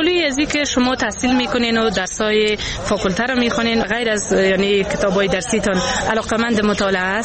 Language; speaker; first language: Persian; native; Persian